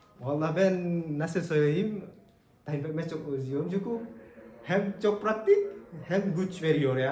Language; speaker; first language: Turkish; non-native, learner; Indonesian